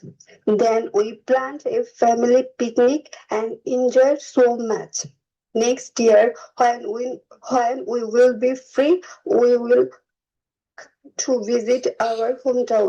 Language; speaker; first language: English; non-native, learner; Bangla